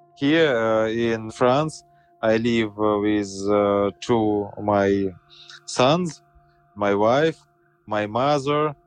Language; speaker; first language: English; non-native, learner; Russian